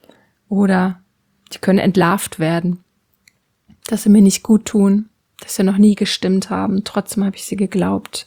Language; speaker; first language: German; native; German